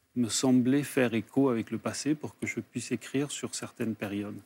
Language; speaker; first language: French; early bilingual, other home language; Spanish